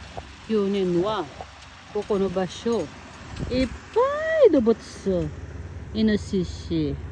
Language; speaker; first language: Japanese; non-native, learner; Filipino